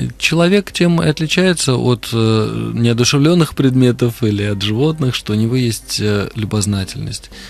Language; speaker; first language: Russian; native; Russian